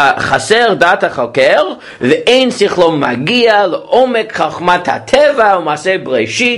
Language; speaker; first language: Hebrew; non-native, fluent; English